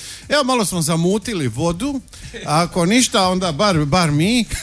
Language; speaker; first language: Croatian; native; Croatian